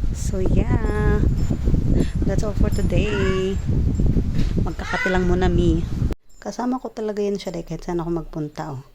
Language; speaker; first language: Filipino; non-native, local second language; Cebuano